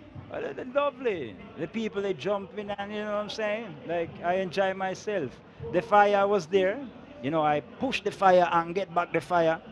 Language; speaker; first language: English; non-native, fluent; Italian